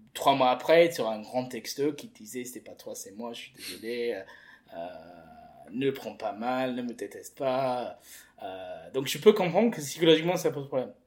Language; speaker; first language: French; early bilingual, heritage; French